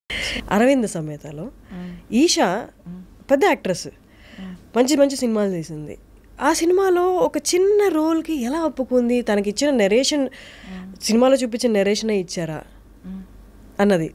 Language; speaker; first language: Telugu; native; Telugu